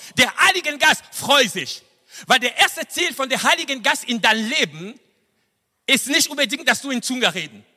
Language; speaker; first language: German; non-native, fluent; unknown